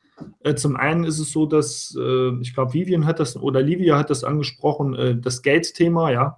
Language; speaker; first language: German; native; German